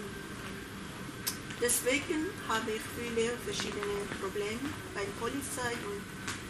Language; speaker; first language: German; non-native, learner; Persian